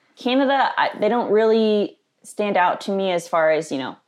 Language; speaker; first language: English; native; English